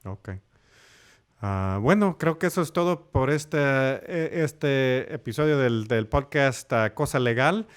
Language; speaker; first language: Spanish; early bilingual, heritage; Spanish